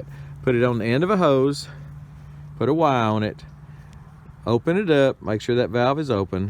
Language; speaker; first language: English; native; English